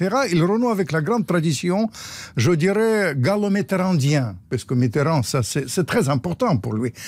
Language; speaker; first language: French; non-native, fluent; Russian